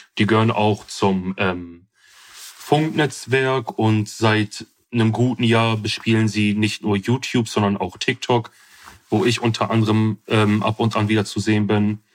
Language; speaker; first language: German; early bilingual, other home language; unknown